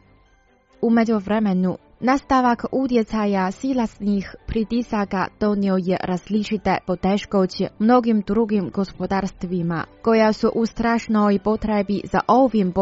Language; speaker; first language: Croatian; non-native, fluent; Chinese